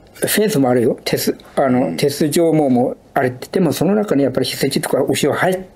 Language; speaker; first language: Japanese; non-native, fluent; Chinese